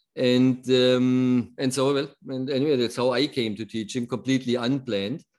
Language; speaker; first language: English; non-native, fluent; German